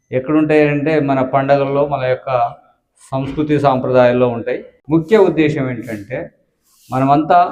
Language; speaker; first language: Telugu; non-native, local second language; Koya